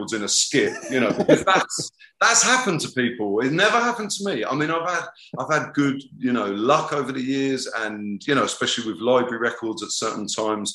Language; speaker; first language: English; native; English